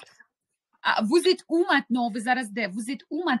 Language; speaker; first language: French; non-native, fluent; Ukrainian